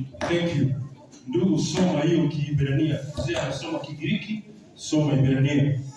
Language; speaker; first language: Swahili; non-native, local second language; Gusii